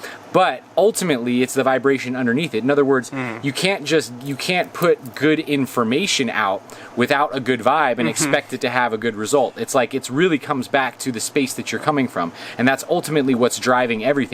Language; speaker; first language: English; native; English